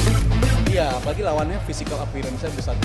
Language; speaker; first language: Indonesian; native; Indonesian